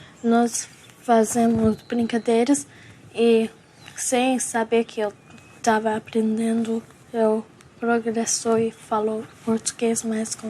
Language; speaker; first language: Portuguese; early bilingual, heritage; Portuguese